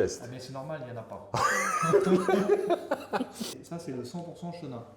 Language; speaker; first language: French; native; French